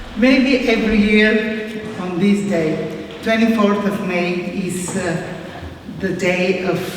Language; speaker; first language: English; non-native, fluent; Bulgarian